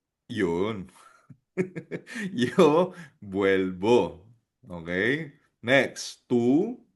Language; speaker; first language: Spanish; non-native, fluent; Filipino